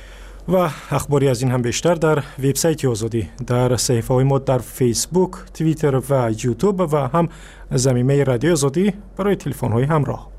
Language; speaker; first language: Persian; native; Persian